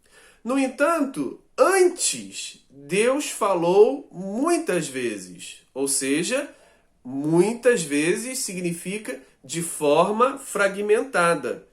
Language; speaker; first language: Portuguese; native; Portuguese